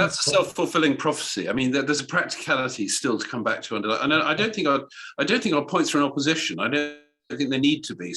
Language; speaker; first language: English; native; English